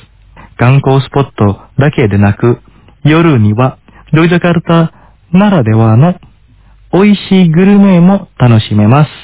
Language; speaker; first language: Japanese; non-native, fluent; Indonesian